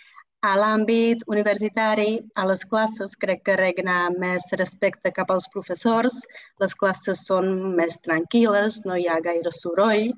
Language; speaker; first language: Catalan; non-native, fluent; Czech